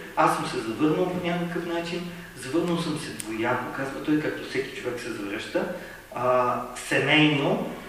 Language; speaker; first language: Bulgarian; native; Bulgarian